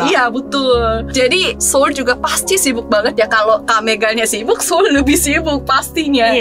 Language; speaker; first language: Indonesian; non-native, fluent; Korean